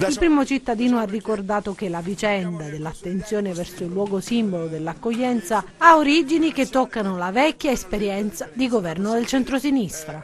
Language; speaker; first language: Italian; native; Italian